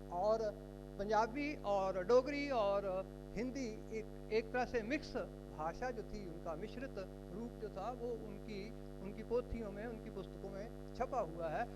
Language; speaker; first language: Hindi; non-native, local second language; Punjabi